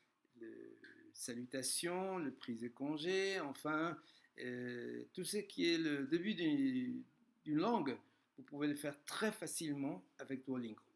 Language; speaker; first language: French; non-native, fluent; Spanish